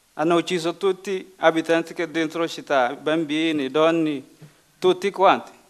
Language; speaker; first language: Italian; non-native, learner; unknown